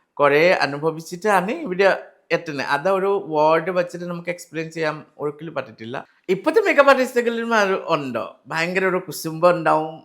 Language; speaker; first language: Malayalam; non-native, learner; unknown